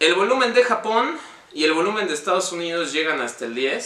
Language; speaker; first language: Spanish; native; Spanish